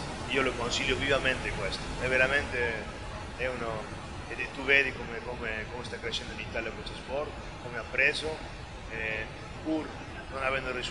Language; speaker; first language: Italian; non-native, fluent; Spanish